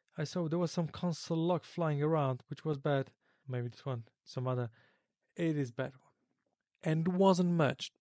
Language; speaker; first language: English; non-native, fluent; Polish